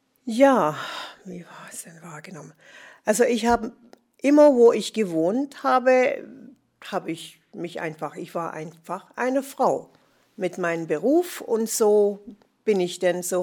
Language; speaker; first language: German; non-native, fluent; English